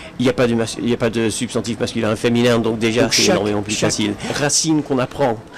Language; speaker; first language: French; non-native, fluent; English